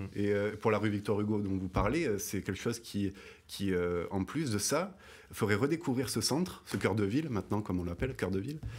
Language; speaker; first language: French; native; French